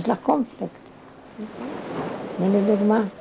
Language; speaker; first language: Hebrew; non-native, fluent; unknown